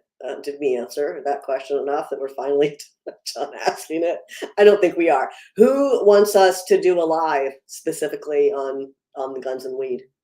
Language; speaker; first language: English; native; English